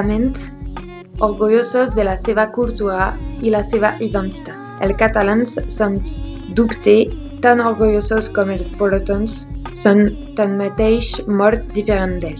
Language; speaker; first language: Catalan; non-native, learner; French